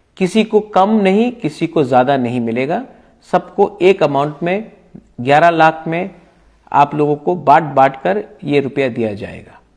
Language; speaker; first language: Hindi; non-native, local second language; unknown